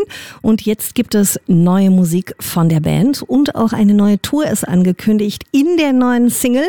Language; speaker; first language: German; native; German